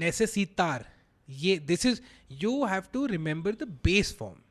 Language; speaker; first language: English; non-native, local second language; Hindi